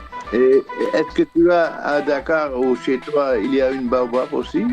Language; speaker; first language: French; non-native, fluent; Dutch